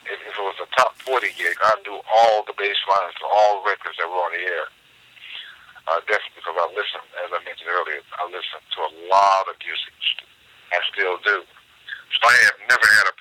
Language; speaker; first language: English; native; English